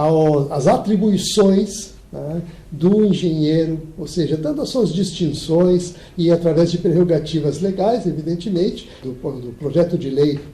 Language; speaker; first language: Portuguese; native; Portuguese